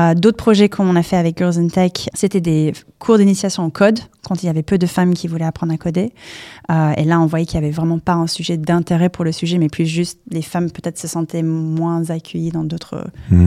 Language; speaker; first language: French; non-native, fluent; English